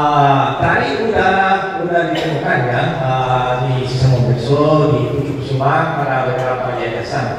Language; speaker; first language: Indonesian; non-native, fluent; Spanish